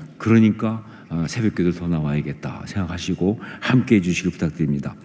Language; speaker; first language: Korean; native; Korean